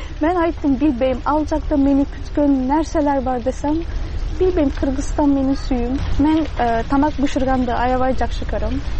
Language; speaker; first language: Kyrgyz; non-native, fluent; Turkish